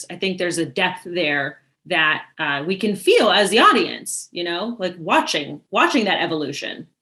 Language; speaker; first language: English; native; English